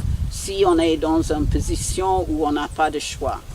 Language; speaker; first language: French; non-native, learner; English